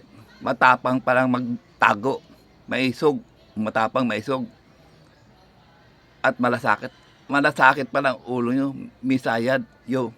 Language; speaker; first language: Filipino; native; Filipino